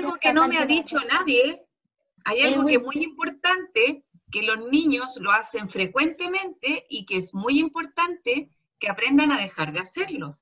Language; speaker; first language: Spanish; native; Spanish